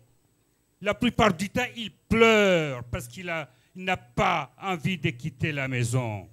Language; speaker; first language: French; non-native, local second language; Ngazidja Comorian